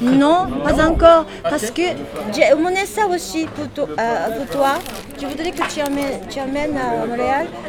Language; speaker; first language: French; non-native, learner; Japanese